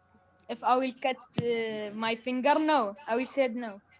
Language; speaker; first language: English; non-native, learner; Arabic